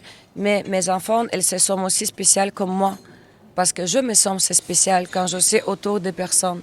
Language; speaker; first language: French; non-native, learner; Russian